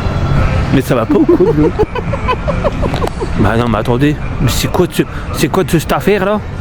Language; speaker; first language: French; native; French